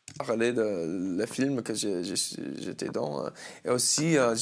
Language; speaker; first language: French; non-native, learner; English